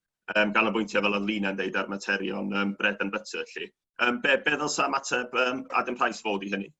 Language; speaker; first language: Welsh; native; Welsh